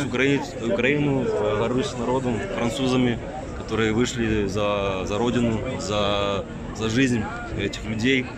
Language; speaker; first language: Russian; early bilingual, heritage; French